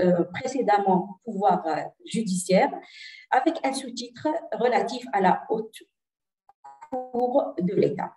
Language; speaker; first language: French; non-native, local second language; Arabic